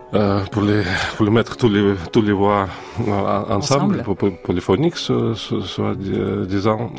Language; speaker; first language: French; non-native, fluent; Russian